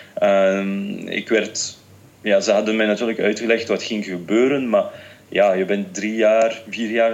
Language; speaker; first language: Dutch; non-native, fluent; French